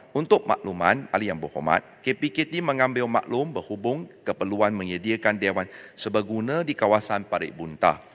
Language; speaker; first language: Malay; non-native, local second language; Chinese